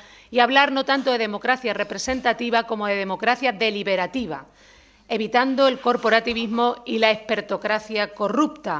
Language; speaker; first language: Spanish; native; Spanish